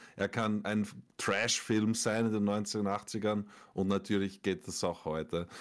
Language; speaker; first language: German; native; German